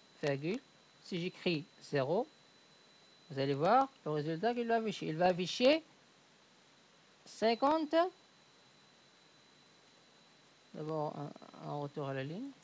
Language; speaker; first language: French; native; French